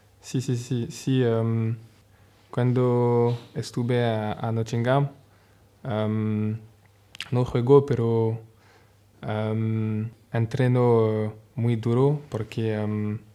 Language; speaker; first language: Spanish; non-native, learner; French